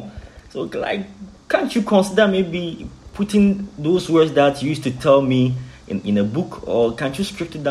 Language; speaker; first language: English; non-native, local second language; Akan